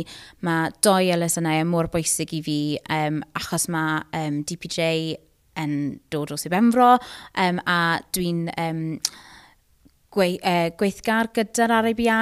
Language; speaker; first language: Welsh; non-native, local second language; English